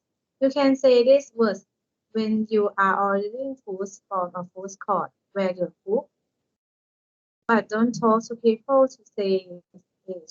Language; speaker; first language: English; non-native, learner; Thai